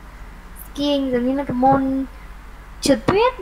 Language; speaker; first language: Vietnamese; native; Vietnamese